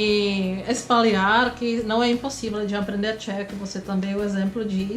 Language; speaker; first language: Portuguese; non-native, fluent; Czech